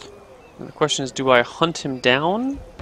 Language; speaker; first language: English; native; English